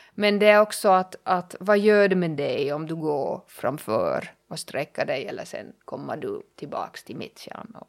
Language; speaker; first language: Swedish; non-native, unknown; German